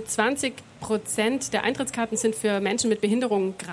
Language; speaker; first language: German; native; German